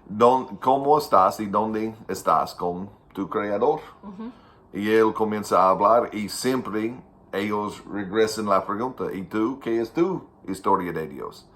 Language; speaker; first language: Spanish; non-native, fluent; English